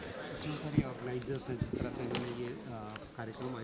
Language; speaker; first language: Hindi; native; Hindi